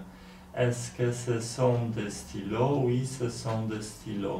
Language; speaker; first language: French; non-native, learner; Polish